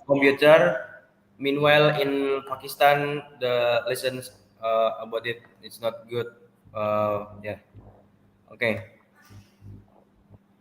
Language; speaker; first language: English; non-native, learner; Indonesian